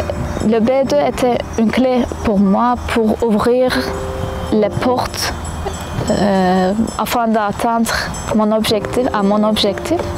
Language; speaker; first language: French; non-native, fluent; Kurdish